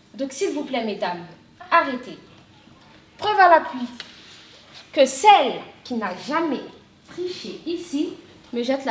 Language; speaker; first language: French; native; French